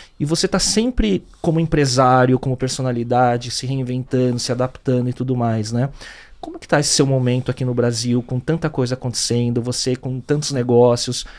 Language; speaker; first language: Portuguese; native; Portuguese